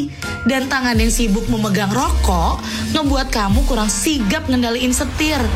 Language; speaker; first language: Indonesian; native; Indonesian